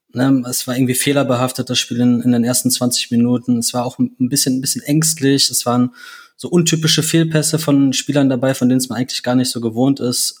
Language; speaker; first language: German; native; German